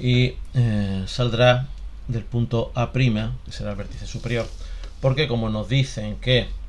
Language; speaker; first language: Spanish; native; Spanish